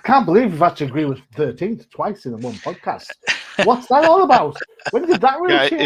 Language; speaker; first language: English; native; English